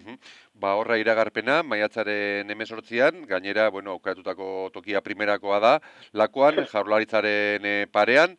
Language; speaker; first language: Basque; native; Basque